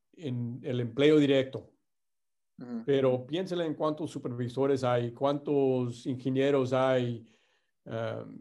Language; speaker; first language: Spanish; non-native, fluent; English